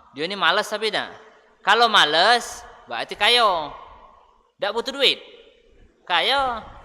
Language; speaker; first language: Malay; native; Malay